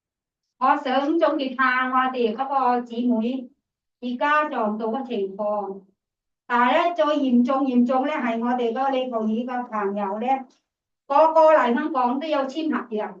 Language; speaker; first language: Cantonese; non-native, fluent; Thai